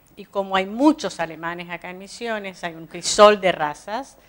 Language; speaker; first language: Spanish; native; Spanish